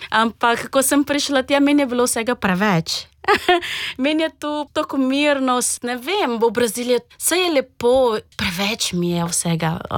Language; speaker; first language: Slovenian; non-native, fluent; Portuguese